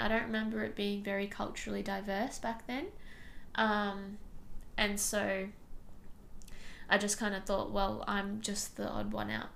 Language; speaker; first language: English; non-native, local second language; Tamil